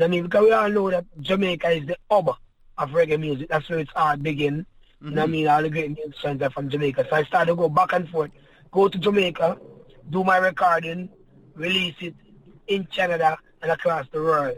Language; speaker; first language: English; non-native, local second language; Jamaican Creole English